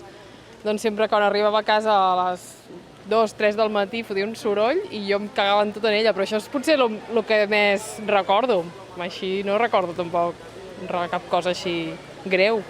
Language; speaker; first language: Catalan; native; Catalan